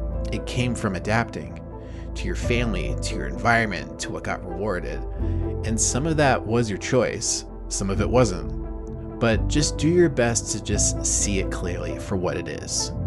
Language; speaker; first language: English; native; English